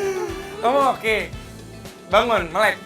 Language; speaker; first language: Indonesian; native; Indonesian